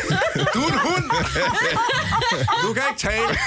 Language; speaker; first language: Danish; native; Danish